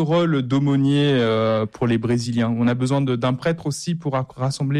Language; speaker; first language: French; native; French